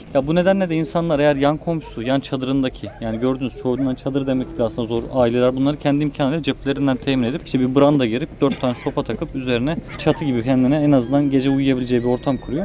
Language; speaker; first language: Turkish; native; Turkish